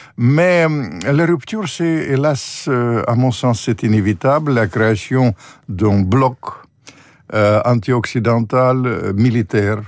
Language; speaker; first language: French; non-native, fluent; Russian